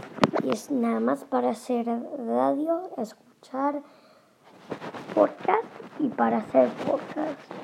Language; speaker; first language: Spanish; early bilingual, heritage; Spanish